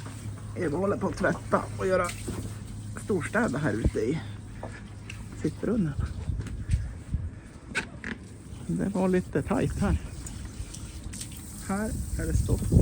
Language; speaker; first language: Swedish; native; Swedish